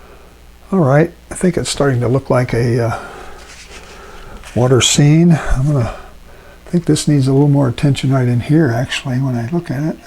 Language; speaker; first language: English; native; English